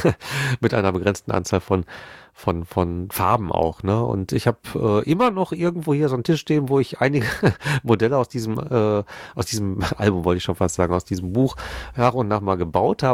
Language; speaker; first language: German; native; German